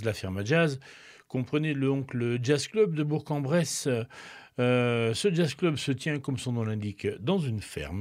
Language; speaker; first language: French; native; French